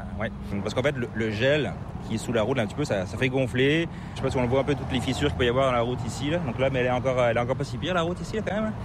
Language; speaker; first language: French; native; French